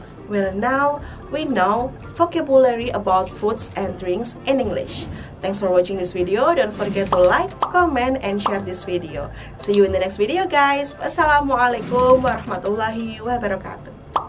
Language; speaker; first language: English; non-native, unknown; Indonesian